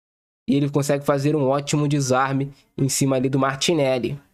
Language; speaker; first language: Portuguese; native; Portuguese